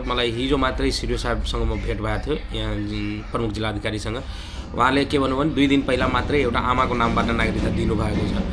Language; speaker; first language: Nepali; non-native, local second language; Maithili